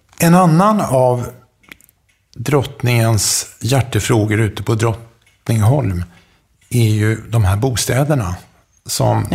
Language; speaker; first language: Swedish; native; Swedish